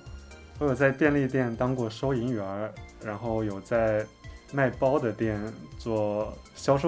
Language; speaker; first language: Chinese; native; Chinese